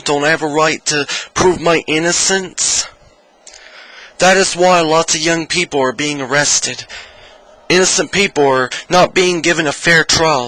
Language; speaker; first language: English; native; English